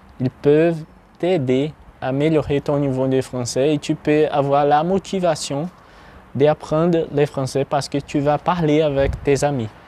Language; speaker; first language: French; non-native, learner; Portuguese